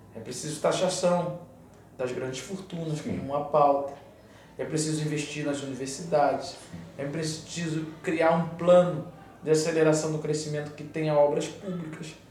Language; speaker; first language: Portuguese; native; Portuguese